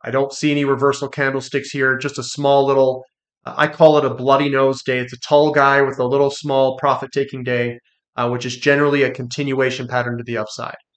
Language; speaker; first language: English; native; English